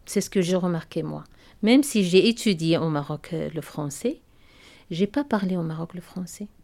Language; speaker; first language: French; non-native, learner; Arabic